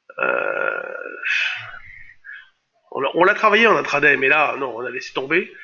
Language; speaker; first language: French; native; French